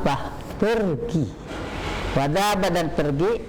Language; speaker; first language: Indonesian; native; Indonesian